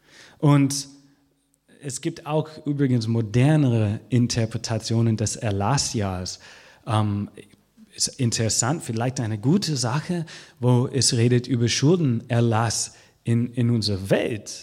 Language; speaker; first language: German; non-native, fluent; English